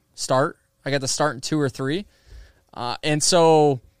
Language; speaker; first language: English; native; English